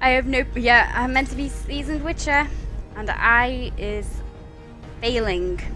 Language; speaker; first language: English; native; English